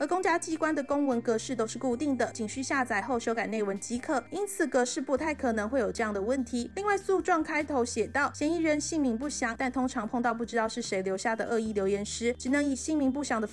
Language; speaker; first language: Chinese; native; Chinese